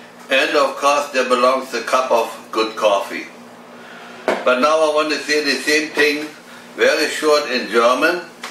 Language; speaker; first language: English; non-native, fluent; German